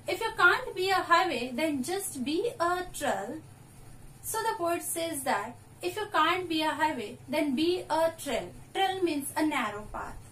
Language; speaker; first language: English; non-native, local second language; Marathi